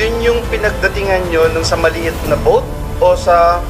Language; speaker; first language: Filipino; native; Filipino